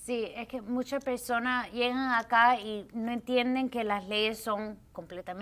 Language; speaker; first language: Spanish; early bilingual, heritage; Spanish